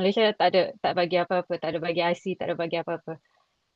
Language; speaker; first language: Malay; non-native, local second language; Rohingya